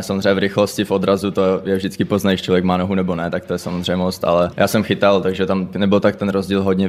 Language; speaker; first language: Czech; native; Czech